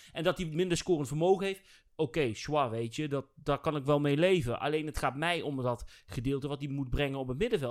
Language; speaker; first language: Dutch; native; Dutch